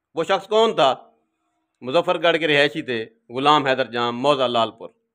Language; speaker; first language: Urdu; non-native, local second language; Saraiki